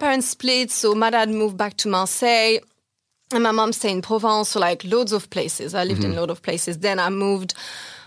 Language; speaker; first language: English; non-native, fluent; French